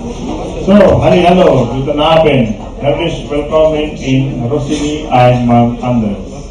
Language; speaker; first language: German; non-native, fluent; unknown